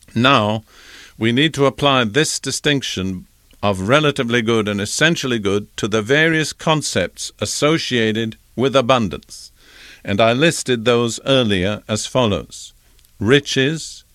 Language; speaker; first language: English; native; English